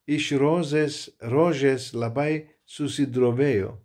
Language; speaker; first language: Lithuanian; non-native, learner; Turkish